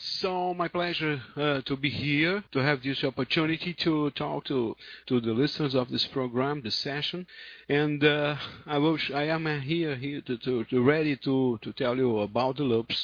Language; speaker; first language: English; non-native, learner; Portuguese